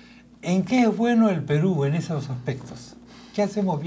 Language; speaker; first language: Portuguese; non-native, learner; Spanish